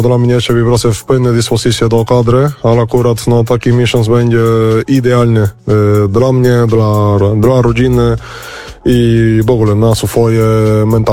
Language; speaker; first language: Polish; non-native, fluent; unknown